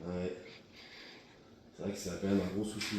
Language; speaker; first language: French; native; French